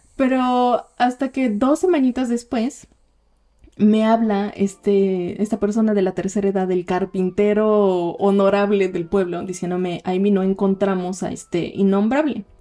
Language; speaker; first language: Spanish; native; Spanish